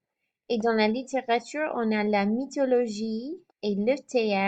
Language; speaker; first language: French; non-native, fluent; English